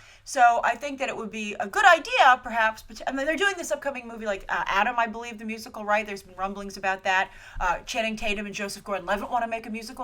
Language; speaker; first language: English; native; English